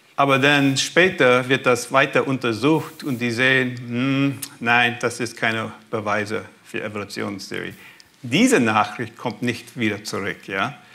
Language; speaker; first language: German; early bilingual, heritage; German